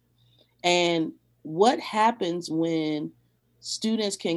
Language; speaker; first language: English; native; English